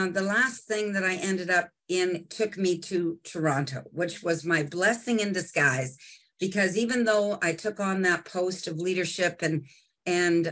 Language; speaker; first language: English; native; English